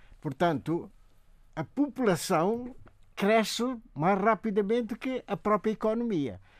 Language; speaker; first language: Portuguese; non-native, local second language; Upper Guinea Crioulo